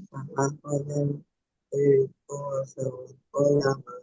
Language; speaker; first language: Arabic; non-native, learner; Bangla